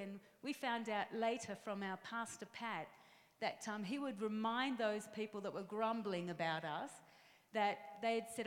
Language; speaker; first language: English; native; English